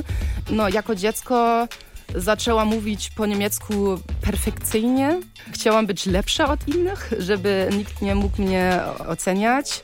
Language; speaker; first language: Polish; early bilingual, heritage; Polish